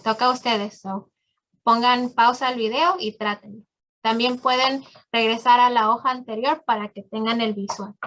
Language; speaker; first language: Spanish; early bilingual, heritage; Spanish